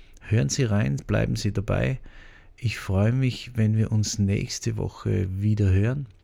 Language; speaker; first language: German; native; German